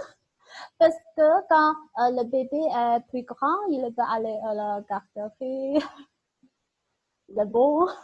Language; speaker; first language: French; non-native, learner; Chinese